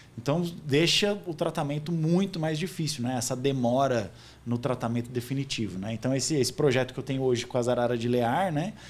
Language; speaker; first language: Portuguese; native; Portuguese